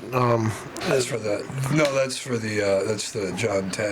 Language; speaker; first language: English; native; English